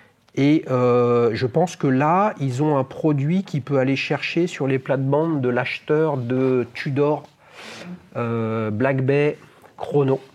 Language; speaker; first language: French; native; French